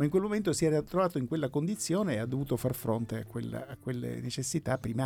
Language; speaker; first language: Italian; native; Italian